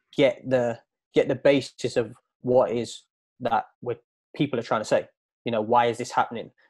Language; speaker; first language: English; native; English